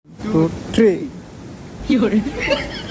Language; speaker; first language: Hindi; non-native, local second language; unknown